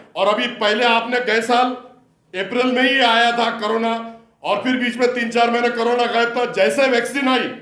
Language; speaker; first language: Hindi; non-native, local second language; Urdu